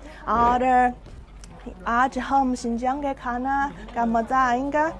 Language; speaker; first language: Hindi; non-native, fluent; Chinese